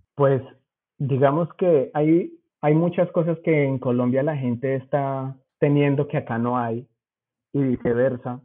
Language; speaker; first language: Spanish; native; Spanish